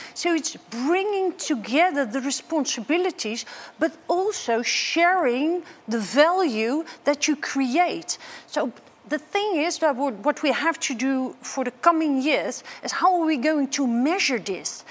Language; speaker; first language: English; non-native, fluent; Dutch